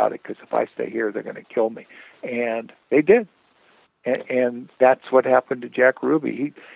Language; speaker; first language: English; native; English